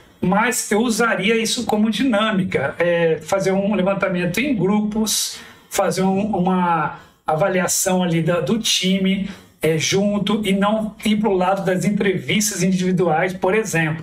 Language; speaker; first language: Portuguese; native; Portuguese